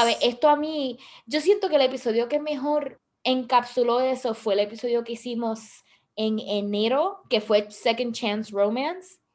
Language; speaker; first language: Spanish; early bilingual, heritage; Spanish